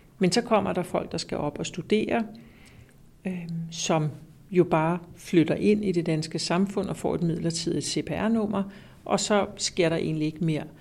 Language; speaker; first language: Danish; native; Danish